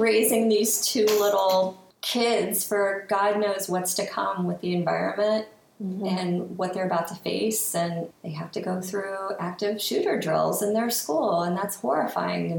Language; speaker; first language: English; native; English